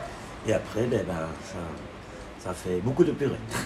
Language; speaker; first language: French; non-native, local second language; German